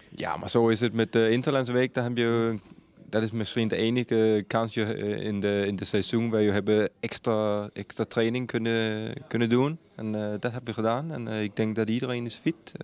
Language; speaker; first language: Dutch; non-native, fluent; Danish